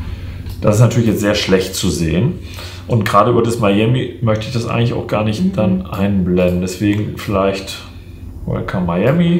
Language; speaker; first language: German; native; German